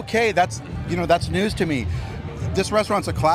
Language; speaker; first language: English; native; English